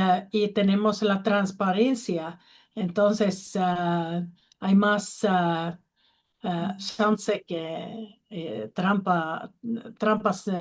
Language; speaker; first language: Spanish; non-native, learner; Finnish